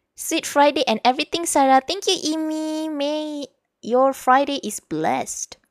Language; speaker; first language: English; non-native, local second language; Malay